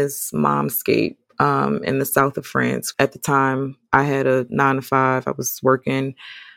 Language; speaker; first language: English; native; English